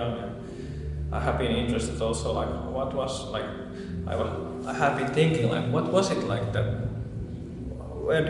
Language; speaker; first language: English; non-native, fluent; Finnish